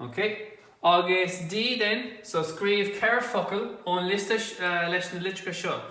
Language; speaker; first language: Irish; non-native, local second language; English